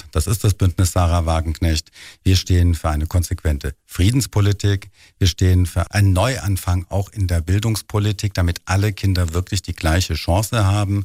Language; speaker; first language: German; native; German